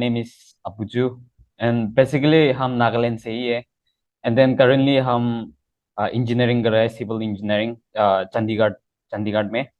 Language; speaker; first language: Hindi; non-native, local second language; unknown